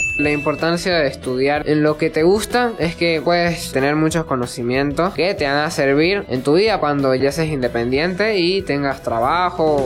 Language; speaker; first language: Spanish; native; Spanish